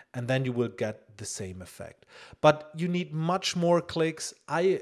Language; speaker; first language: English; non-native, fluent; German